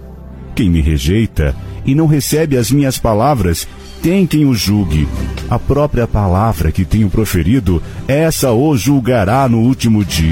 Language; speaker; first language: Portuguese; native; Portuguese